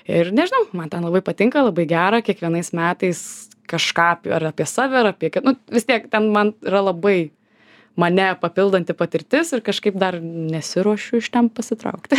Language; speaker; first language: Lithuanian; native; Lithuanian